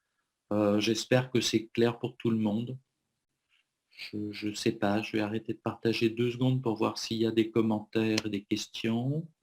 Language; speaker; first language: French; native; French